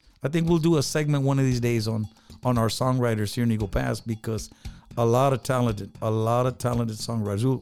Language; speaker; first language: English; early bilingual, other home language; Spanish